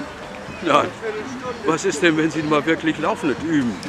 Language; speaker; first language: German; native; German